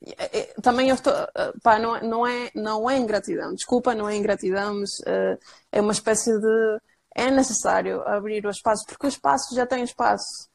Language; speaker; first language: Portuguese; non-native, fluent; Spanish